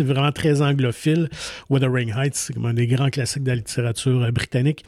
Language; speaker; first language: French; native; French